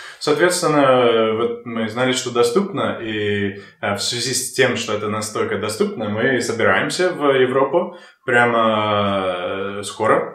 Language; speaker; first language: Russian; non-native, fluent; English